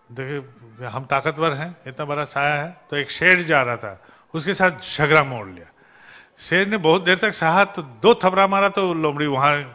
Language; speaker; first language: Hindi; non-native, local second language; Bangla